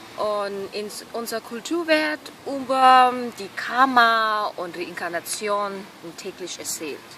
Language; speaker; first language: German; non-native, fluent; Burmese